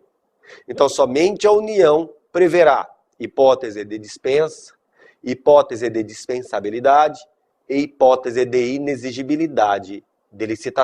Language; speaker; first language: Portuguese; native; Portuguese